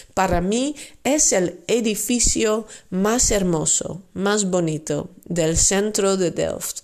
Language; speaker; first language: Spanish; non-native, fluent; Dutch